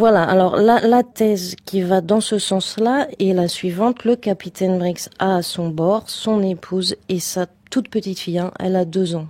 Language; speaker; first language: French; native; French